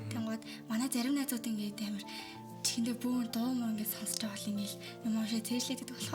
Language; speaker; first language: Mongolian; native; Mongolian